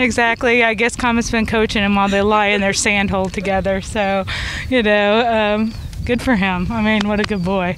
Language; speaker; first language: English; native; English